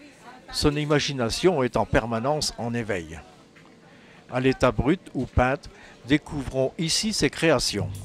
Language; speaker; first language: French; native; French